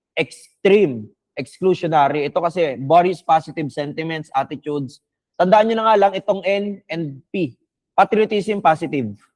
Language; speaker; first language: Filipino; non-native, local second language; Bikol